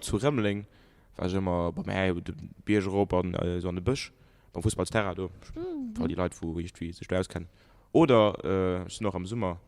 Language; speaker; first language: Luxembourgish; native; Luxembourgish